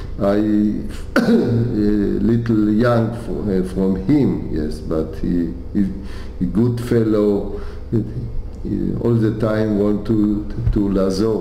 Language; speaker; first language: English; non-native, learner; Hebrew